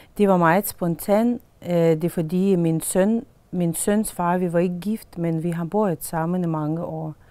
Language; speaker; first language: Danish; non-native, fluent; Lithuanian